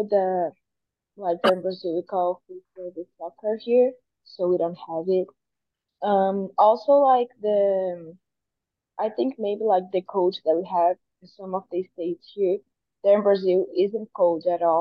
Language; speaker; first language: English; non-native, fluent; Portuguese